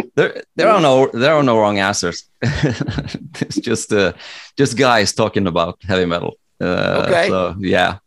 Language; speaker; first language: English; non-native, fluent; Norwegian